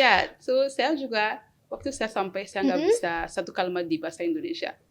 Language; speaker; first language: Indonesian; non-native, learner; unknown